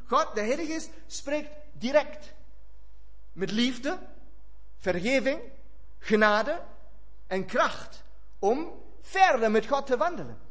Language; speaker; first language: Dutch; non-native, fluent; German